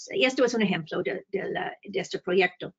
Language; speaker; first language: Spanish; non-native, fluent; English